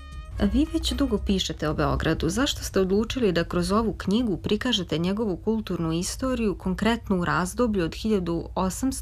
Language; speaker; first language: Serbian; native; Serbian